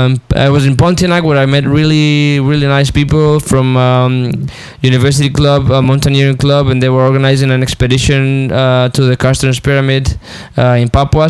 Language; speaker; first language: English; non-native, fluent; Spanish